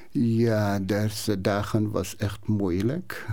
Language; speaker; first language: Dutch; non-native, learner; Persian